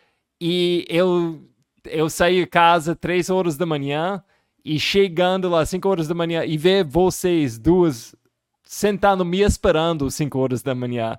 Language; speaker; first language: Portuguese; non-native, fluent; English